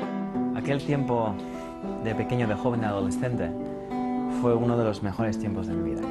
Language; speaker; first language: Spanish; native; Spanish